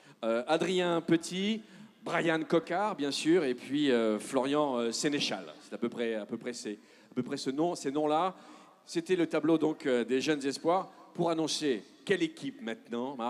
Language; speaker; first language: French; native; French